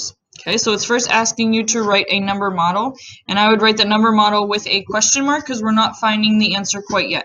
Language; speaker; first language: English; native; English